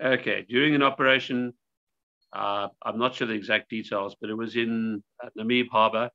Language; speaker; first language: English; native; English